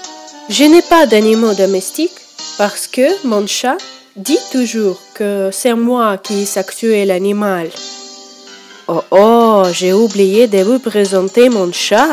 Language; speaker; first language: French; non-native, learner; Russian